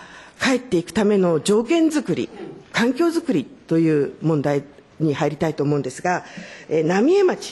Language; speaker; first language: Japanese; native; Japanese